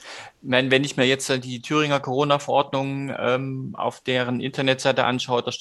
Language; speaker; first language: German; native; German